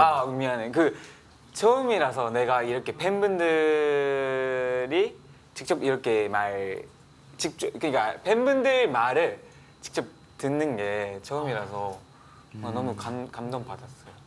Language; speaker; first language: Korean; non-native, fluent; Japanese